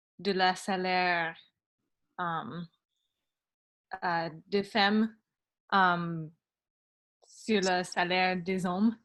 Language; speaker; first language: French; non-native, learner; English